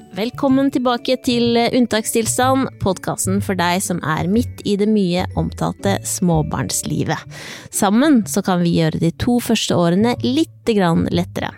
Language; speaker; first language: Norwegian; native; Norwegian